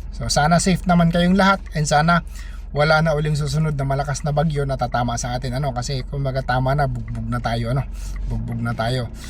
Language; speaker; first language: Filipino; non-native, local second language; Bikol